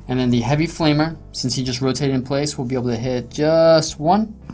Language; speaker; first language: English; native; English